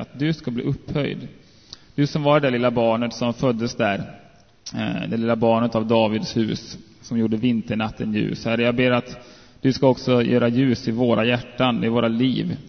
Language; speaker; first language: Swedish; native; Swedish